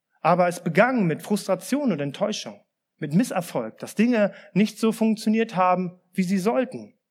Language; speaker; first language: German; early bilingual, other home language; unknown